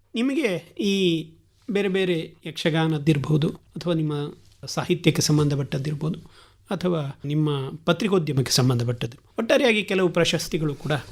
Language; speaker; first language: Kannada; native; Kannada